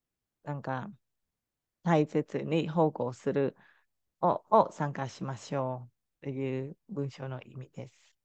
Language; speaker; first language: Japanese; non-native, fluent; Khmer